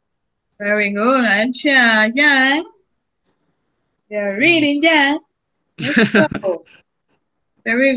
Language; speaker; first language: English; non-native, learner; Spanish